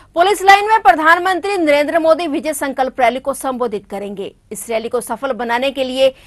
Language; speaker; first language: Hindi; native; Hindi